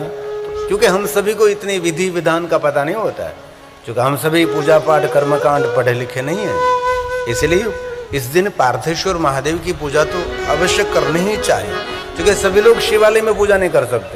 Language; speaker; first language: Hindi; non-native, local second language; Gujarati